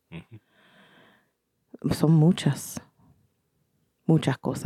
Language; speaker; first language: Spanish; early bilingual, heritage; Spanish